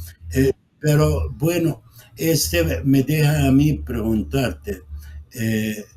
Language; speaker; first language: Spanish; non-native, fluent; Arabic